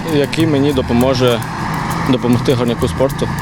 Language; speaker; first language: Ukrainian; native; Ukrainian